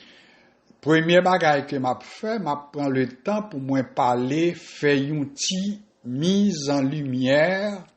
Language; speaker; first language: French; non-native, local second language; Haitian Creole